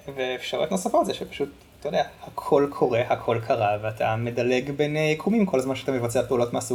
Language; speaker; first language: Hebrew; native; Hebrew